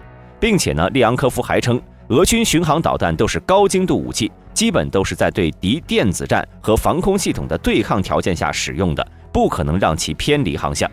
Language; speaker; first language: Chinese; native; Chinese